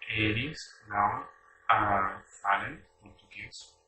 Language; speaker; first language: Portuguese; non-native, learner; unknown